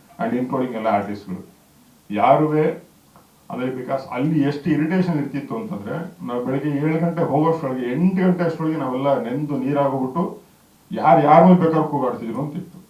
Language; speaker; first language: Kannada; native; Kannada